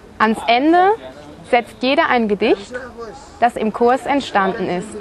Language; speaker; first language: German; native; German